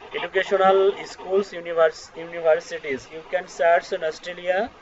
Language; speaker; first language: English; non-native, local second language; Bangla